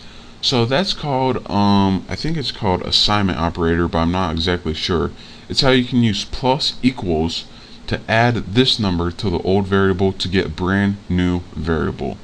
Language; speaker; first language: English; native; English